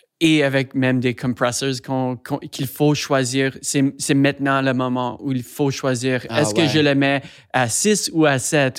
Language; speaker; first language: French; non-native, fluent; English